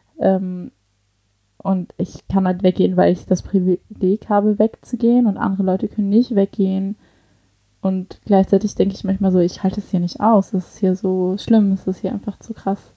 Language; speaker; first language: German; early bilingual, other home language; Chinese